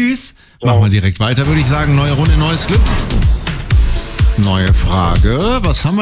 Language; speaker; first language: German; native; German